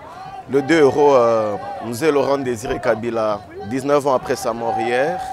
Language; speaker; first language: French; non-native, local second language; Lingala